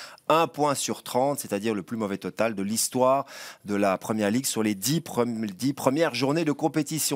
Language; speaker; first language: French; native; French